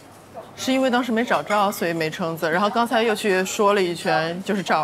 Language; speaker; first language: Chinese; native; Chinese